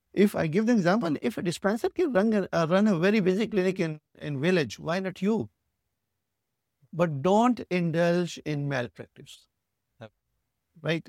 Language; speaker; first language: English; non-native, local second language; Urdu